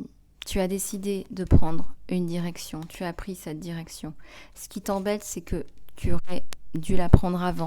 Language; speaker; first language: French; native; French